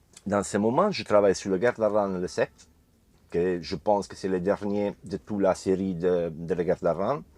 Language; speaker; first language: French; non-native, learner; Italian